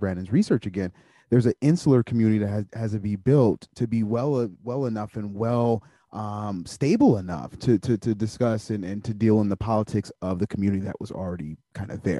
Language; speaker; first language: English; native; English